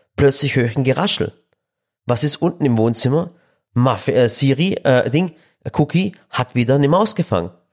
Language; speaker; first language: German; early bilingual, other home language; Turkish